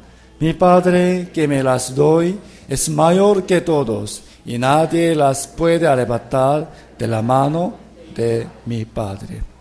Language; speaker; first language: Spanish; non-native, fluent; Korean